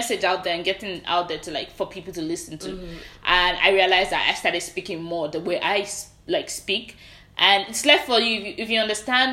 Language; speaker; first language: English; non-native, local second language; Yoruba